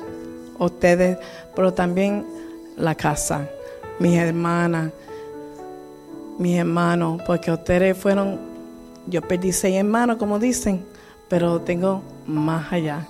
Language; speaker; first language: Spanish; early bilingual, heritage; Spanish